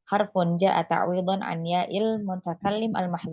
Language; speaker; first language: Arabic; non-native, fluent; Indonesian